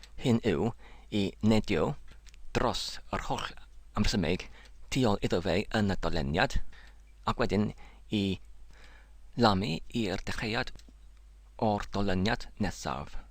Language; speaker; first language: Welsh; non-native, learner; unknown